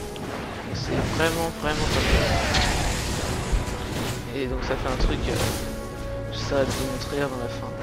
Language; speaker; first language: French; native; French